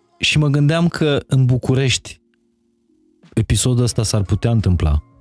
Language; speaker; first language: Romanian; native; Romanian